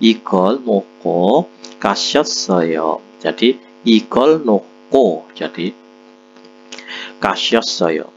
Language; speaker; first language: Korean; non-native, fluent; Indonesian